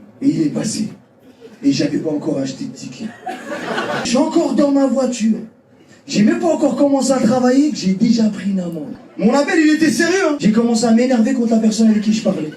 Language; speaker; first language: French; native; French